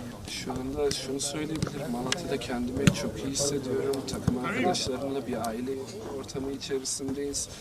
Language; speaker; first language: Turkish; non-native, fluent; Arabic